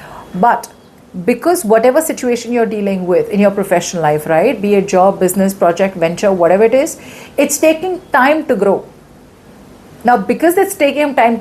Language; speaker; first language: English; non-native, local second language; Hindi